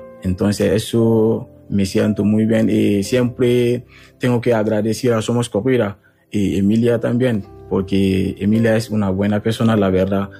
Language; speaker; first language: Spanish; non-native, learner; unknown